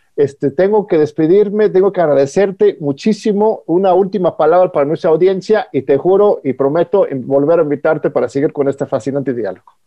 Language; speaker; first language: Spanish; native; Spanish